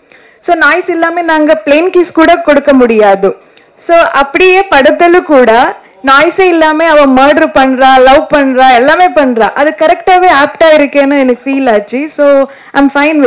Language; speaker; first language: Tamil; non-native, learner; Kannada